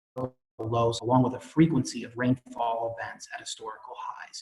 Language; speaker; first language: English; native; English